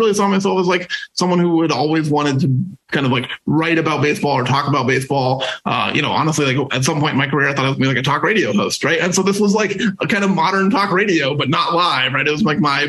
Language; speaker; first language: English; native; English